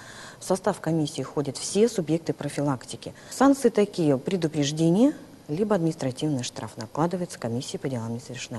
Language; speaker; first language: Russian; native; Russian